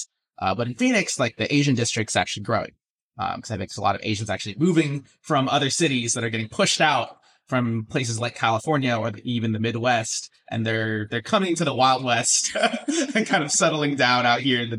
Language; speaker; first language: English; native; English